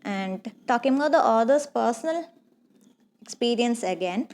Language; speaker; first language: English; non-native, local second language; Malayalam